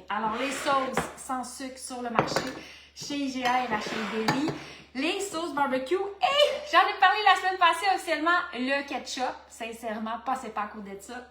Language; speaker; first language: French; native; French